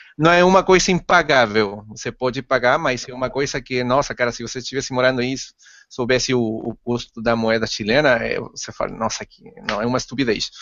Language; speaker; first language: Portuguese; non-native, fluent; Spanish